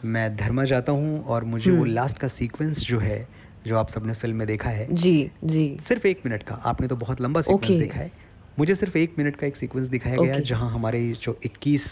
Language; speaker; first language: Hindi; native; Hindi